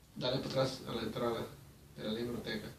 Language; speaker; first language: Spanish; early bilingual, heritage; Spanish